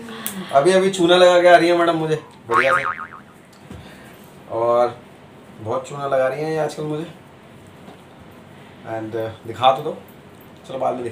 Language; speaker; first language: Hindi; native; Hindi